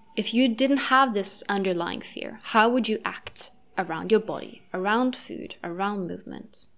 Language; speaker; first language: English; non-native, fluent; Norwegian